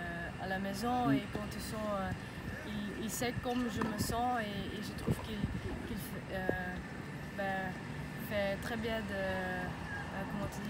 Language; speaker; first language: French; non-native, learner; Dutch